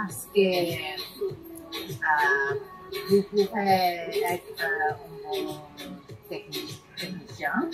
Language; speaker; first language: French; non-native, learner; Spanish